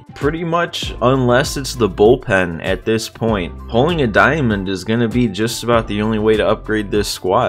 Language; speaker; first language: English; native; English